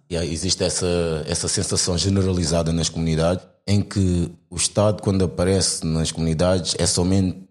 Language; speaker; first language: Portuguese; native; Portuguese